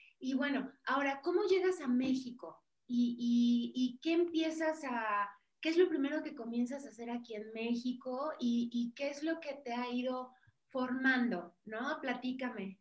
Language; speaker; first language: Spanish; native; Spanish